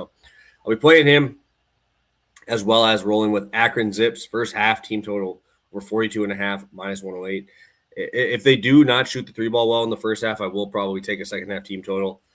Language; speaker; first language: English; native; English